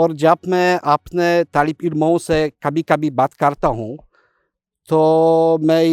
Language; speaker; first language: Hindi; non-native, fluent; Polish